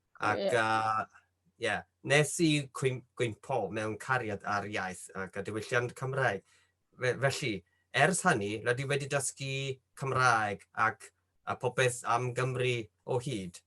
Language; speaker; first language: Welsh; non-native, fluent; Japanese